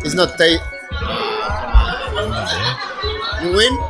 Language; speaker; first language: English; non-native, fluent; Spanish